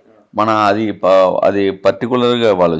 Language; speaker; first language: Telugu; non-native, learner; Tamil